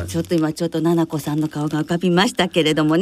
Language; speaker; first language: Japanese; native; Japanese